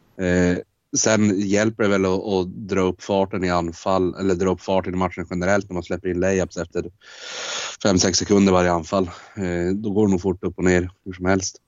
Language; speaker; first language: Swedish; native; Swedish